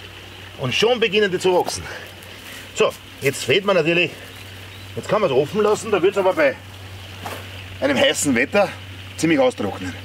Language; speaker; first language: German; native; German